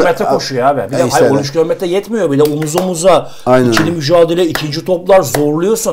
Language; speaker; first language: Turkish; native; Turkish